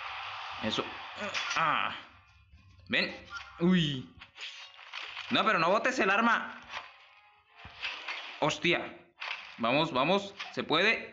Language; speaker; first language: Spanish; native; Spanish